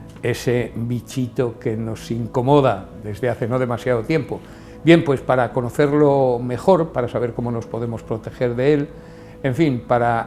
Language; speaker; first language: Spanish; native; Spanish